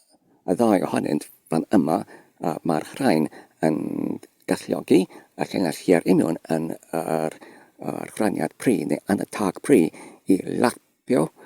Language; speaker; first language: Welsh; non-native, fluent; English